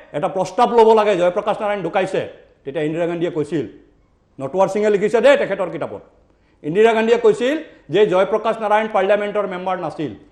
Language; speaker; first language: Assamese; native; Assamese